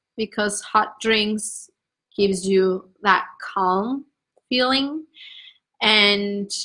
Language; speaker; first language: English; non-native, fluent; Turkish